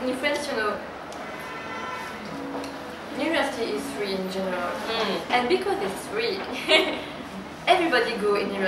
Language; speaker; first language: English; non-native, learner; French